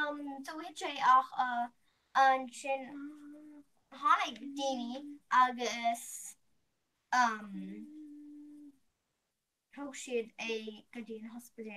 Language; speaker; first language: Irish; non-native, learner; English